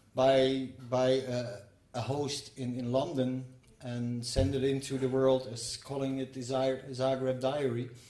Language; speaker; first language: English; non-native, fluent; Dutch